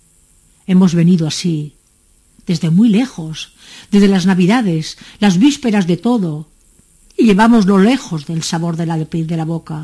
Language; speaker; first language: Spanish; native; Spanish